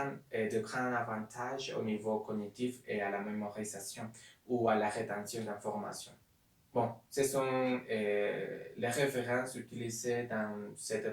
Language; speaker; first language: French; non-native, learner; Spanish